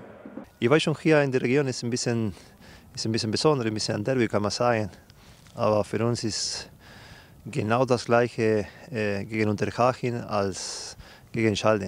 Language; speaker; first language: German; non-native, fluent; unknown